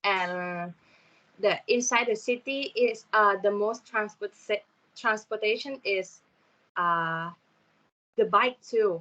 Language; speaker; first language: English; non-native, learner; Thai